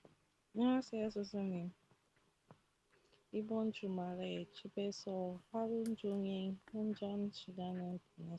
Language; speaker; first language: Korean; non-native, learner; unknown